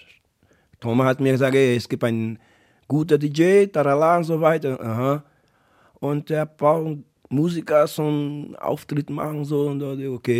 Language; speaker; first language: German; non-native, learner; Portuguese